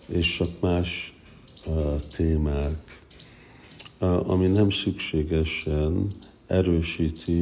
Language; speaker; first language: Hungarian; early bilingual, heritage; Hungarian